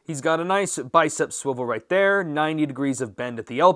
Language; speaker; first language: English; native; English